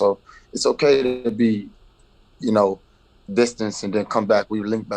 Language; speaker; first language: English; native; English